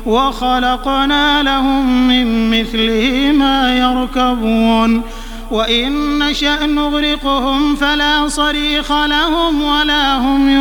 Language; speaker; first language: Arabic; native; Arabic